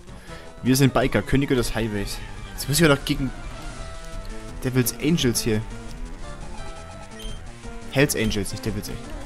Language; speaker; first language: German; native; German